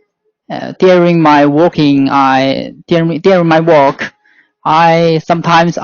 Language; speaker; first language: English; non-native, learner; Chinese